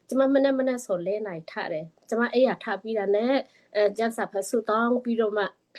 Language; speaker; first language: Burmese; non-native, local second language; Tedim Chin